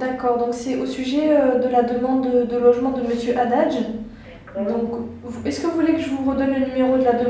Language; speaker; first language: French; native; French